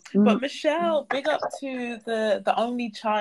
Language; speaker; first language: English; native; English